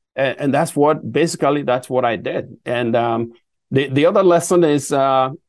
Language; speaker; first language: English; non-native, local second language; Akan